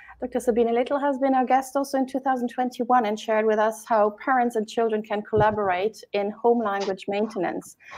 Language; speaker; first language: English; non-native, fluent; German